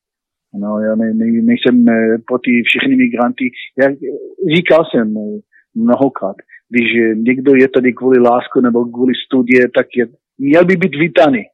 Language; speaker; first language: Czech; non-native, learner; Hebrew